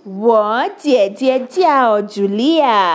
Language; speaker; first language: Chinese; non-native, fluent; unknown